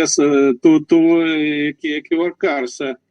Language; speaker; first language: Spanish; non-native, learner; Russian